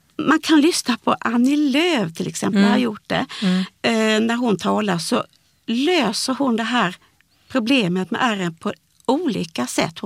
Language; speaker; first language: Swedish; native; Swedish